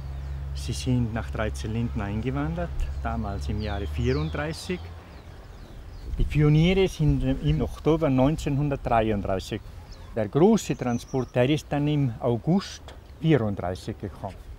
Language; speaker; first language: German; early bilingual, heritage; German